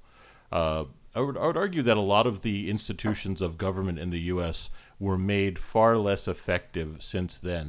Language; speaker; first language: English; native; English